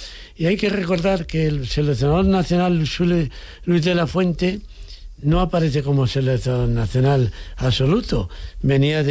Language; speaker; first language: Spanish; native; Spanish